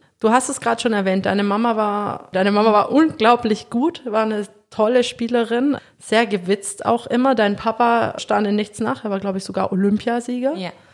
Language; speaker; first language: German; native; German